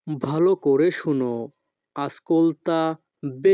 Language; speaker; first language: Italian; non-native, fluent; Bangla